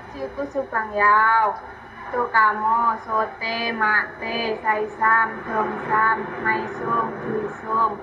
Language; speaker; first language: Cantonese; non-native, learner; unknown